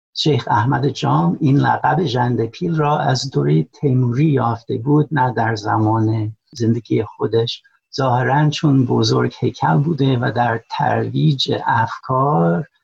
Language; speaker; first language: Persian; non-native, fluent; English